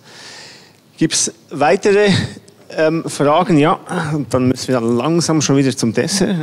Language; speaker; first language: German; native; German